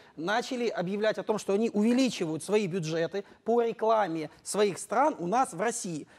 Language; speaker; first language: Russian; native; Russian